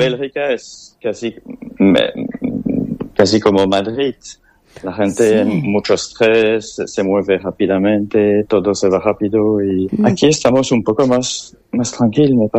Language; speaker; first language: Spanish; non-native, fluent; French